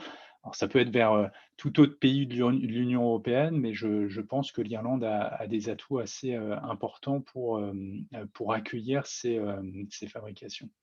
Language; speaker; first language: French; native; French